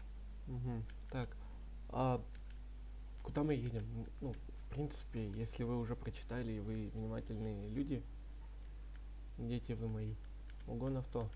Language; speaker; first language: Russian; native; Russian